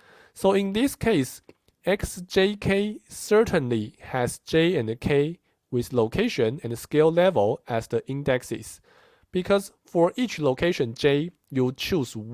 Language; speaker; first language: English; non-native, fluent; Chinese